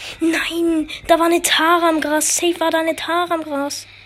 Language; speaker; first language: German; native; German